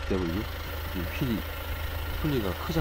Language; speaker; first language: Korean; native; Korean